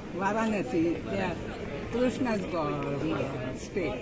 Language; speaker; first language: English; non-native, local second language; Marathi